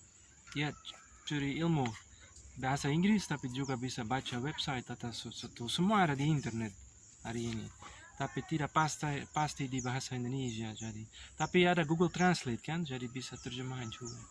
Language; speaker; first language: Indonesian; non-native, learner; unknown